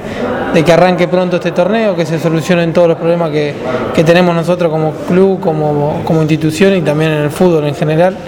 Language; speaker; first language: Spanish; native; Spanish